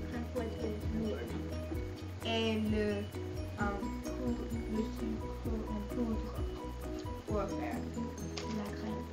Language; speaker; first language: French; non-native, learner; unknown